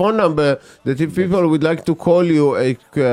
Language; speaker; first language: English; non-native, fluent; Hebrew